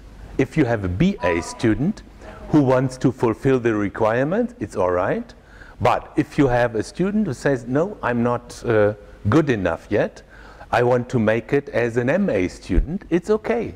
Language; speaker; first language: English; non-native, fluent; German